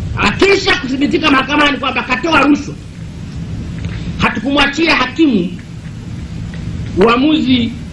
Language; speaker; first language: Swahili; non-native, local second language; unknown